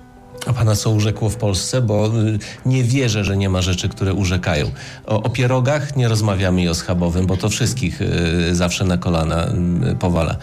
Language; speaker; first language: Polish; native; Polish